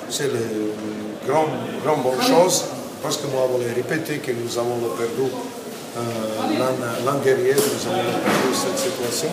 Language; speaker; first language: French; non-native, learner; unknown